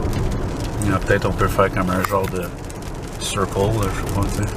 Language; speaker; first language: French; non-native, local second language; English